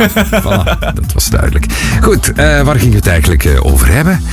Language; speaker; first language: Dutch; native; Dutch